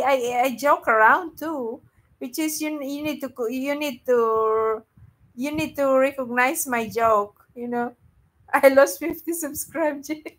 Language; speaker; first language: English; non-native, local second language; Filipino